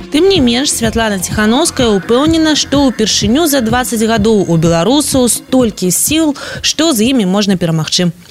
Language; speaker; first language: Belarusian; non-native, local second language; Russian